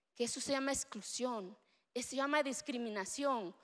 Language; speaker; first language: Spanish; early bilingual, other home language; Zapotec